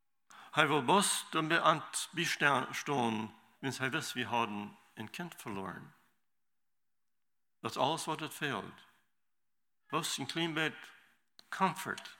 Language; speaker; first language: German; non-native, learner; Low German